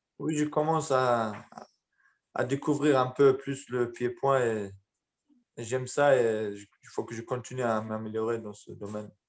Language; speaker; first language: French; early bilingual, other home language; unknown